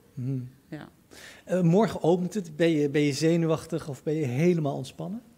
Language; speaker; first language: Dutch; native; Dutch